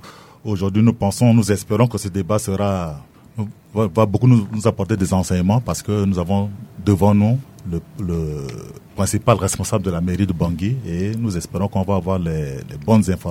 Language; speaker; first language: French; non-native, local second language; Sango